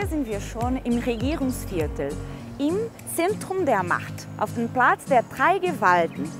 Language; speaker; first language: German; early bilingual, heritage; German